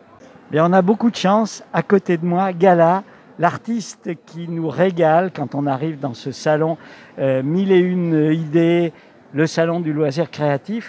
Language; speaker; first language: French; native; French